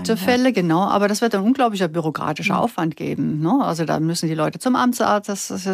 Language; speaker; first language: German; native; German